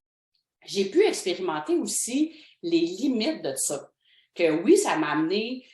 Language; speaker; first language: French; native; French